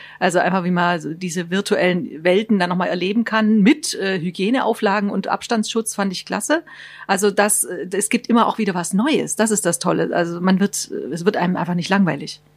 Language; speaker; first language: German; native; German